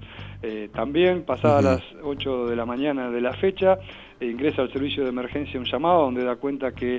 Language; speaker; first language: Spanish; native; Spanish